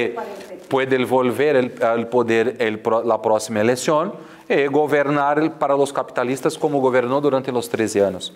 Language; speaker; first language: Spanish; non-native, fluent; Portuguese